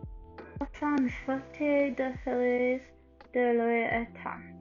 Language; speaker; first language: French; non-native, learner; English